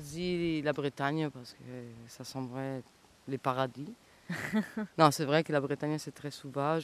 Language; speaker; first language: French; non-native, fluent; Italian